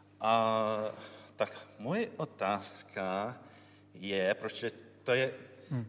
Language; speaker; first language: Czech; non-native, learner; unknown